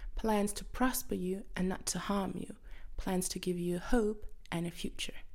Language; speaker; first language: English; non-native, fluent; German